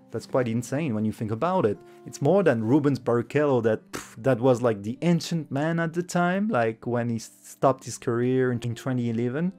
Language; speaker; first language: English; non-native, fluent; French